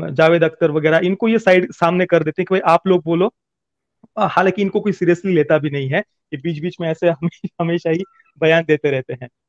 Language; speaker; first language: Hindi; native; Hindi